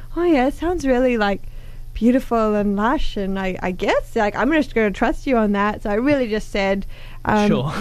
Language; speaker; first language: English; native; English